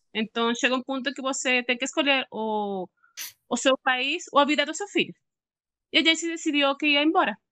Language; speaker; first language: Portuguese; non-native, fluent; Spanish